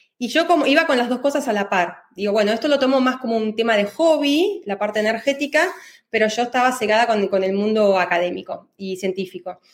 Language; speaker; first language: Spanish; native; Spanish